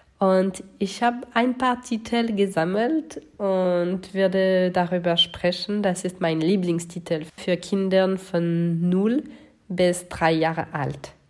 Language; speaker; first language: German; non-native, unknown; French